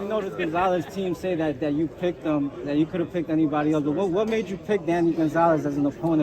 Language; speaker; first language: English; native; English